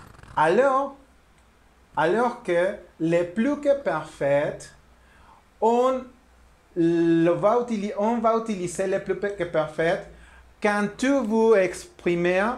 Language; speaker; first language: French; non-native, learner; Spanish